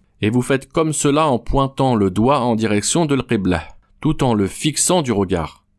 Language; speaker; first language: French; native; French